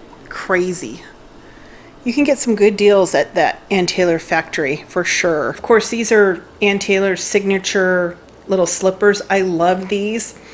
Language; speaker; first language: English; native; English